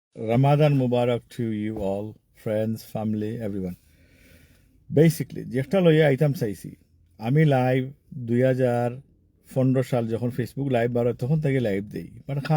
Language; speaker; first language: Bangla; early bilingual, heritage; Sylheti